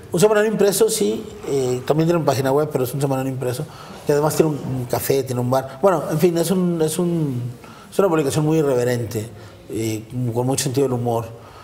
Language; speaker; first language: Spanish; native; Spanish